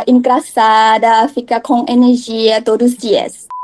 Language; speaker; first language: Portuguese; non-native, learner; Thai